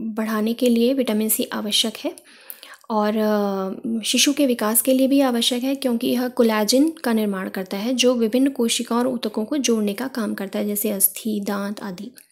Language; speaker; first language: Hindi; native; Hindi